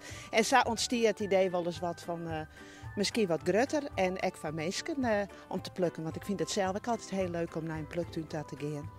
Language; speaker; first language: Dutch; non-native, local second language; Western Frisian